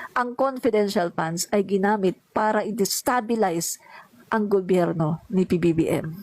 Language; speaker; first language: Filipino; non-native, local second language; Cebuano